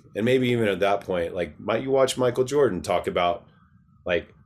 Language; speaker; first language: English; native; English